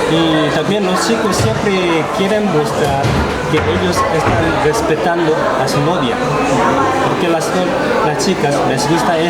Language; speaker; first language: Spanish; non-native, fluent; Korean